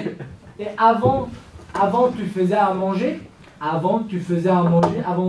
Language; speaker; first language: French; non-native, fluent; Kurdish